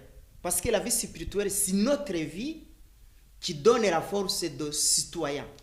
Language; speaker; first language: French; non-native, learner; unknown